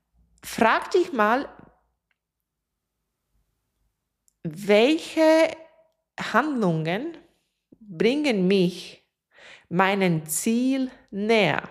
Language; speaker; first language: German; non-native, fluent; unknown